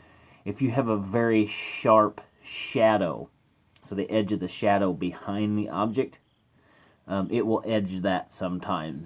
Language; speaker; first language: English; native; English